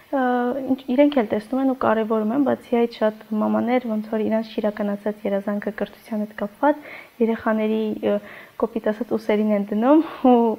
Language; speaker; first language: Armenian; non-native, local second language; Kurdish